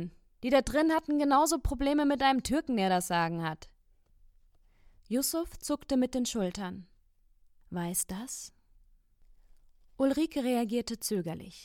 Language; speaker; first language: German; native; German